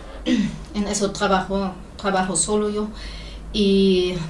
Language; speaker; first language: Spanish; non-native, fluent; German